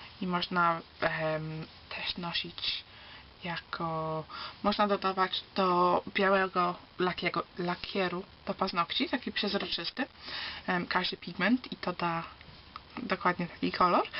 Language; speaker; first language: Polish; early bilingual, heritage; Polish